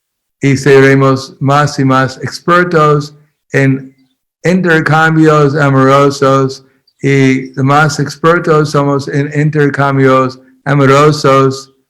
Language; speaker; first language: Spanish; non-native, fluent; English